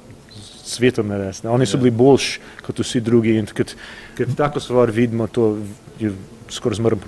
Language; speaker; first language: Slovenian; early bilingual, heritage; English